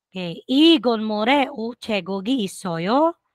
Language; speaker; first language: Korean; non-native, fluent; Filipino